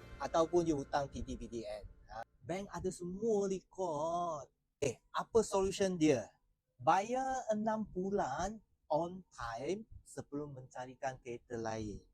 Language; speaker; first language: Malay; non-native, local second language; Chinese